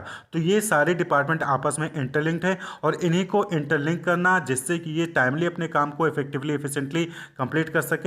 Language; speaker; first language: Hindi; native; Hindi